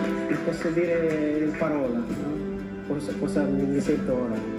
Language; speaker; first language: Italian; non-native, learner; Filipino